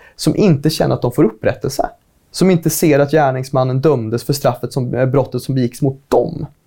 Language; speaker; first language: Swedish; native; Swedish